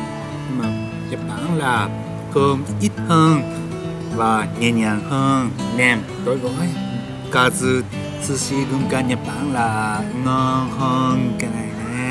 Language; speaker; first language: Vietnamese; non-native, learner; Japanese